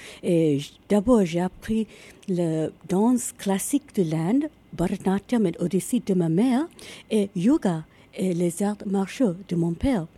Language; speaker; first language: French; non-native, learner; Japanese